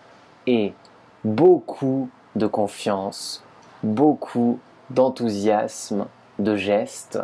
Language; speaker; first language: French; native; French